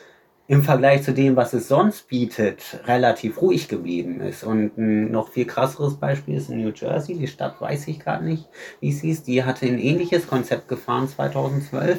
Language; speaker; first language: German; native; German